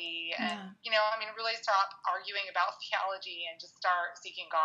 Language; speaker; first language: English; native; English